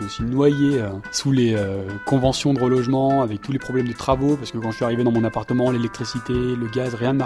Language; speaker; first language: French; native; French